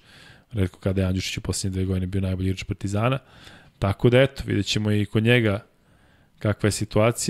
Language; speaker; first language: Serbian; native; Serbian